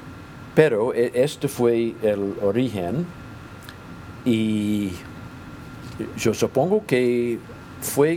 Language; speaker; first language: Spanish; non-native, fluent; English